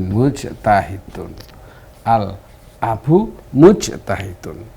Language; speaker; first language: Arabic; non-native, fluent; Indonesian